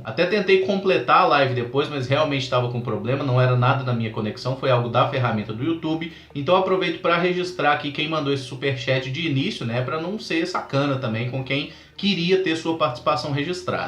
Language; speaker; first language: Portuguese; native; Portuguese